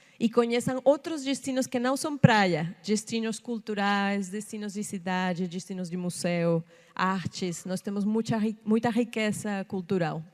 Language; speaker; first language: Portuguese; non-native, fluent; Spanish